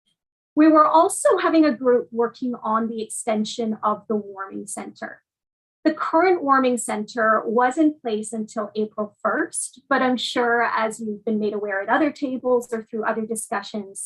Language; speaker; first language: English; native; English